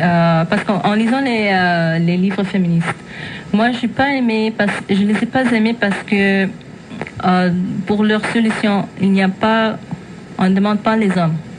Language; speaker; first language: French; non-native, fluent; English